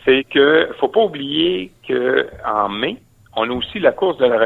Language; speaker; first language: French; native; French